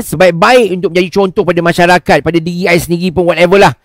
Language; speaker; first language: Malay; native; Malay